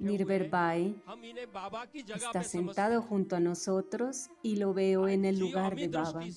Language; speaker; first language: Spanish; native; Spanish